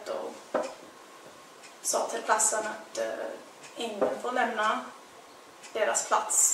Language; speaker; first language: Swedish; non-native, fluent; English